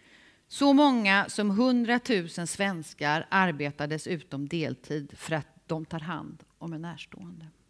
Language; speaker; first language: Swedish; native; Swedish